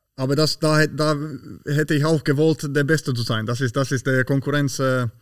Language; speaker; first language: German; non-native, fluent; Slovak